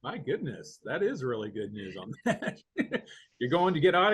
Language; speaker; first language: English; native; English